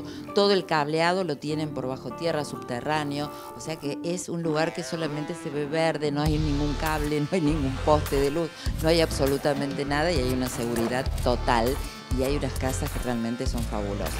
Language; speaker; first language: Spanish; native; Spanish